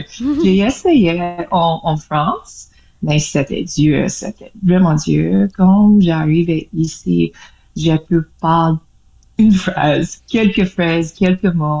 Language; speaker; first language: French; non-native, learner; English